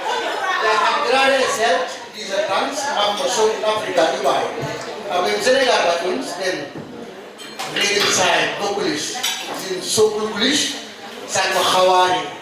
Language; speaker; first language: German; non-native, learner; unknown